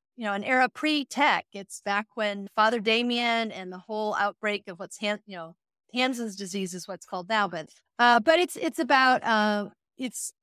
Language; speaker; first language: English; native; English